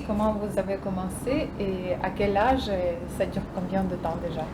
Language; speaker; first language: French; non-native, fluent; Russian